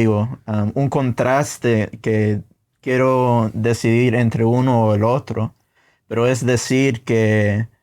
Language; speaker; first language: Spanish; non-native, fluent; English